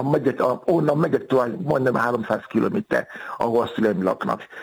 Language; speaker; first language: Hungarian; non-native, fluent; Yoruba